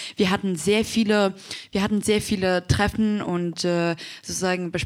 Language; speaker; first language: German; non-native, fluent; Ukrainian